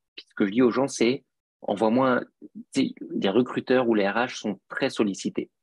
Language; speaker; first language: French; native; French